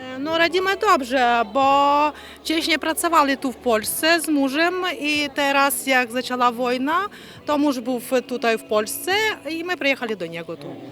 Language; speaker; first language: Polish; non-native, learner; Ukrainian